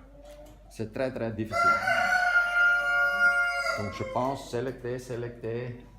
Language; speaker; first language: French; non-native, local second language; Dutch